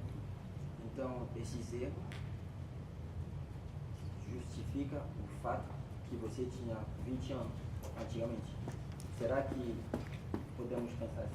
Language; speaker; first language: Portuguese; non-native, learner; French